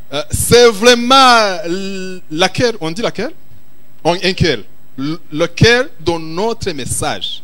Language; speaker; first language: French; non-native, local second language; Kinyarwanda